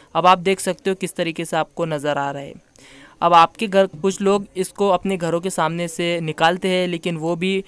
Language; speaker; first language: Hindi; non-native, local second language; Urdu